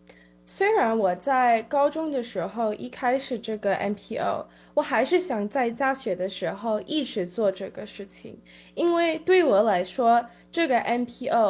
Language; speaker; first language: Chinese; early bilingual, heritage; Chinese